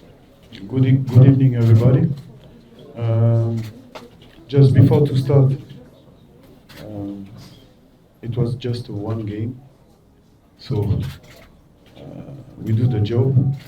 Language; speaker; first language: English; non-native, learner; French